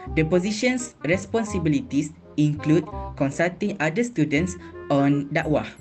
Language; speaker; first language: English; non-native, local second language; Malay